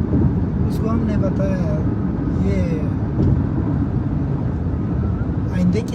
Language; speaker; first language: Hindi; non-native, learner; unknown